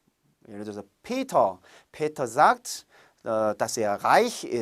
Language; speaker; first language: German; non-native, fluent; Korean